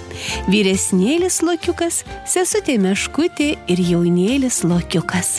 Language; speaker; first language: Lithuanian; native; Lithuanian